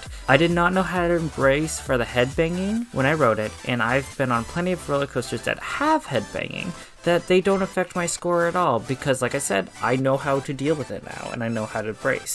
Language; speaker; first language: English; native; English